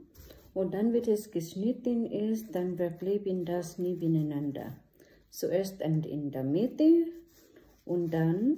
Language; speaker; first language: German; non-native, learner; Filipino